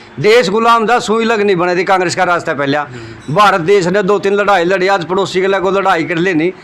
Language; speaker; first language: Hindi; native; Hindi